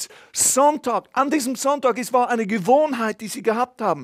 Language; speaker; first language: German; non-native, fluent; English